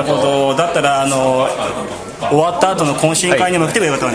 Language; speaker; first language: Japanese; native; Japanese